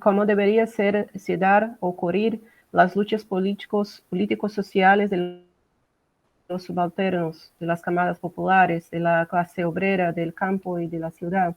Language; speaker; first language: Spanish; non-native, learner; Portuguese